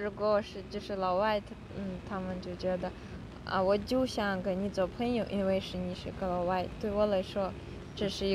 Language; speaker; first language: Chinese; non-native, fluent; Russian